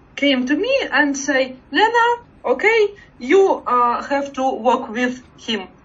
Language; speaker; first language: English; non-native, learner; Russian